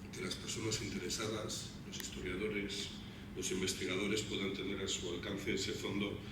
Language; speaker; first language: Spanish; native; Spanish